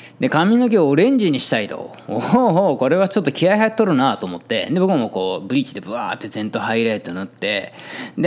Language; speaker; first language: Japanese; native; Japanese